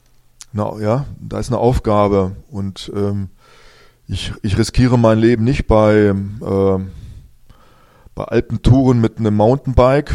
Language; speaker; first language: German; native; German